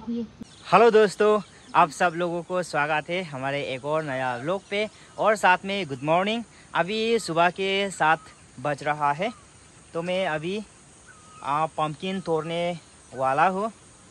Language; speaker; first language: Hindi; non-native, local second language; Garo